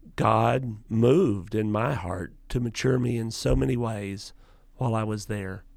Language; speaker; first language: English; native; English